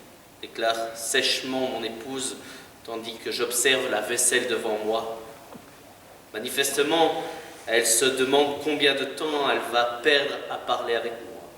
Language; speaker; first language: French; native; French